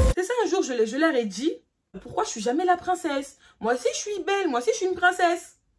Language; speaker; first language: French; early bilingual, other home language; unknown